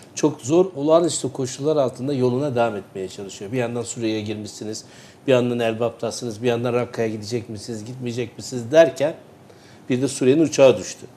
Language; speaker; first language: Turkish; native; Turkish